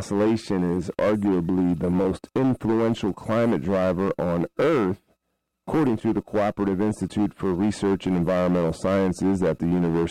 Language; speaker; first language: English; native; English